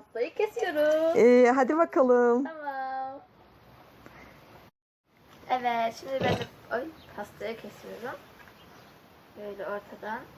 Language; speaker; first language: Turkish; early bilingual, heritage; Turkish